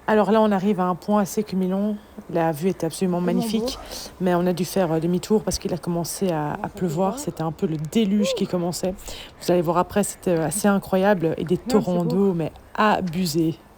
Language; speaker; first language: French; native; French